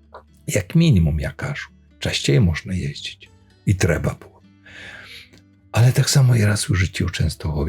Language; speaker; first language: Polish; non-native, learner; Belarusian